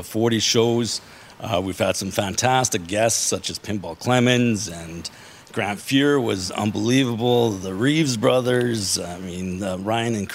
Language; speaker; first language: English; native; English